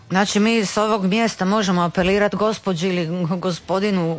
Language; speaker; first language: Serbian; native; Serbian